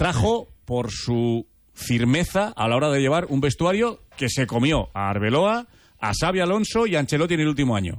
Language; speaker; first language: Spanish; native; Spanish